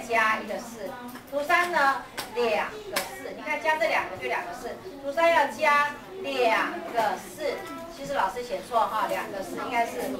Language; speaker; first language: Chinese; native; Chinese